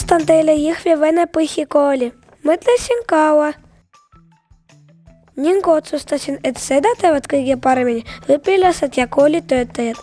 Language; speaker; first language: Estonian; non-native, local second language; Russian